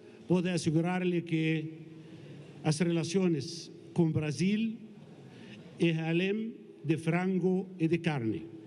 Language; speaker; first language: Portuguese; non-native, fluent; Arabic